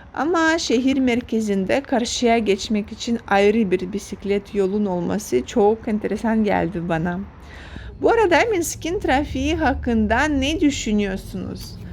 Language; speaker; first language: Turkish; non-native, fluent; Russian